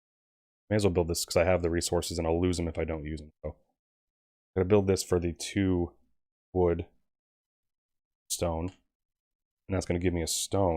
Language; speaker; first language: English; native; English